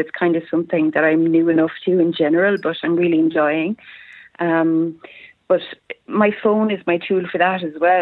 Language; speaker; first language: English; native; English